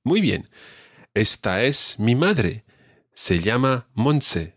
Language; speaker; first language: Spanish; non-native, fluent; English